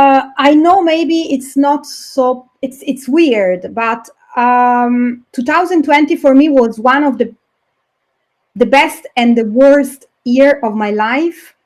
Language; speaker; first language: English; non-native, fluent; Italian